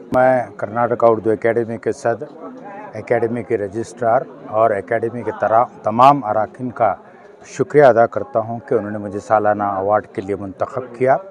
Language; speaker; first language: Hindi; non-native, local second language; Urdu